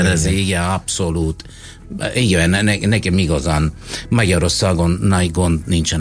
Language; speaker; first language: Hungarian; non-native, learner; Italian